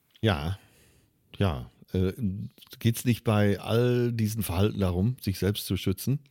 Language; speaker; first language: German; native; German